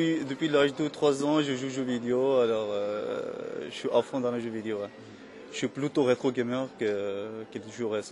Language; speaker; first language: French; non-native, fluent; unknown